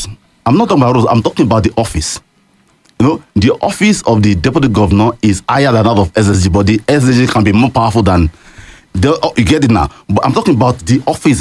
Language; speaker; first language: English; non-native, local second language; Yoruba